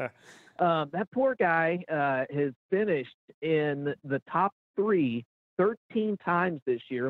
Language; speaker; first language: English; native; English